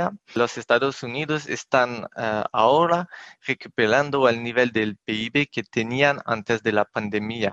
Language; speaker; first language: Spanish; non-native, fluent; French